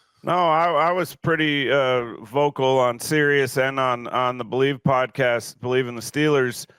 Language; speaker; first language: English; native; English